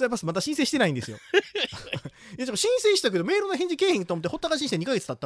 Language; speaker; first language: Japanese; native; Japanese